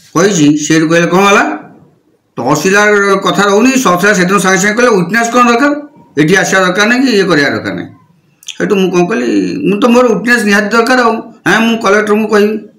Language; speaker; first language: Odia; non-native, local second language; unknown